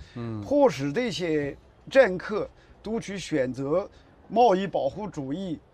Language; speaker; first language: Chinese; native; Chinese